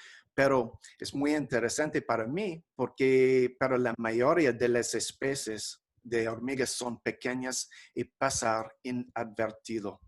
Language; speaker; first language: Spanish; non-native, fluent; English